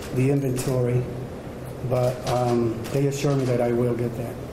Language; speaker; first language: English; early bilingual, other home language; Spanish